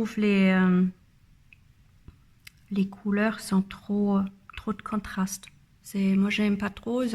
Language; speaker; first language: French; non-native, learner; German